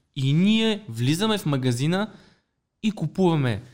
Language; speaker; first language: Bulgarian; native; Bulgarian